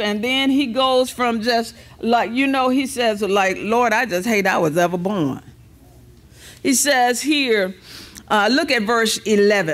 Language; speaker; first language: English; native; English